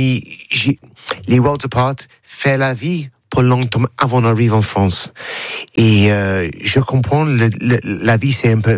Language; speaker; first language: French; non-native, learner; English